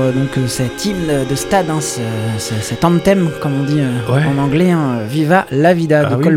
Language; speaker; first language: French; native; French